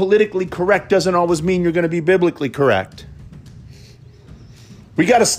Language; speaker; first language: English; native; English